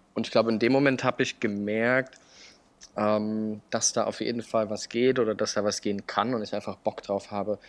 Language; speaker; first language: German; native; German